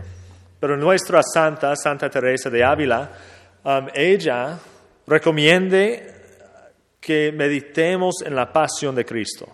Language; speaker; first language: Spanish; non-native, fluent; English